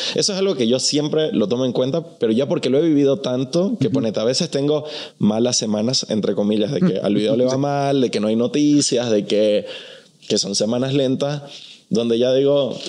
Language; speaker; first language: Spanish; native; Spanish